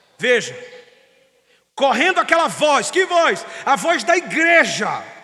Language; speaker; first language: Portuguese; native; Portuguese